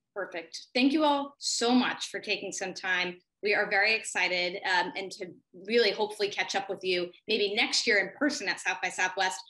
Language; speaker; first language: English; native; English